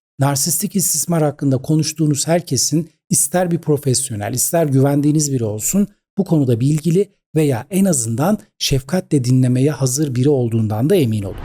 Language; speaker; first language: Turkish; native; Turkish